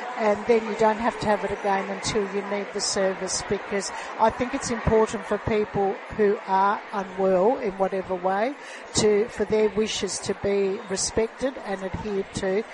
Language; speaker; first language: English; early bilingual, other home language; Italian